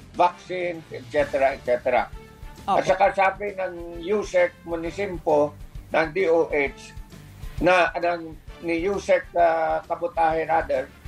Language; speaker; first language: Filipino; non-native, local second language; Hiligaynon